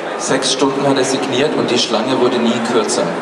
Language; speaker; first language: German; native; German